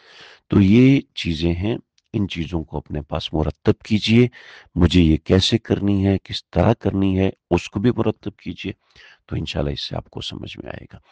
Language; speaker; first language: Urdu; native; Urdu